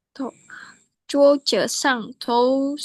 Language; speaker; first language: Chinese; non-native, learner; Indonesian